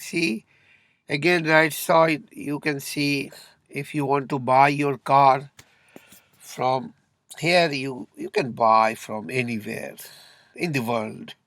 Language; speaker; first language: English; non-native, learner; Urdu